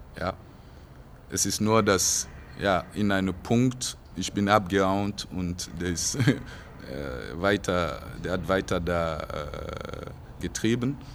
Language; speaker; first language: German; non-native, fluent; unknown